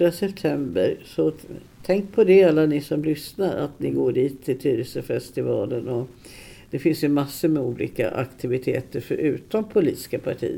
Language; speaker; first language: Swedish; native; Swedish